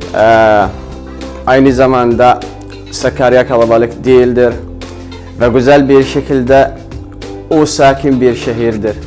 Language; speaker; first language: Turkish; non-native, learner; Arabic